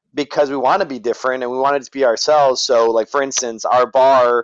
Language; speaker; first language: English; native; English